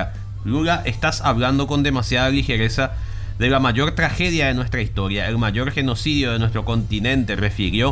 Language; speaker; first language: Spanish; native; Spanish